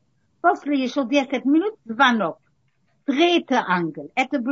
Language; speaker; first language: Russian; early bilingual, heritage; Russian